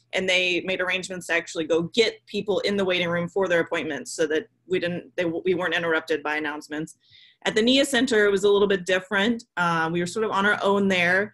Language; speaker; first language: English; native; English